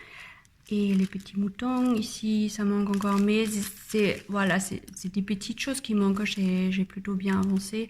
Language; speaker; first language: French; non-native, learner; German